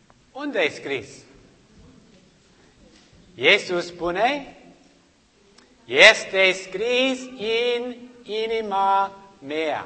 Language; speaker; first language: Romanian; non-native, learner; English